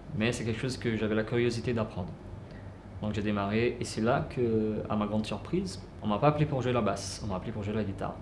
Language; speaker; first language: French; early bilingual, other home language; Portuguese